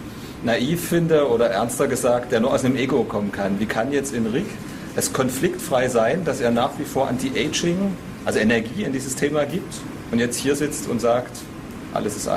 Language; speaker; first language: German; native; German